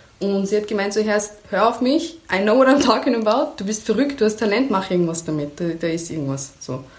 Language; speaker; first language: German; early bilingual, other home language; Persian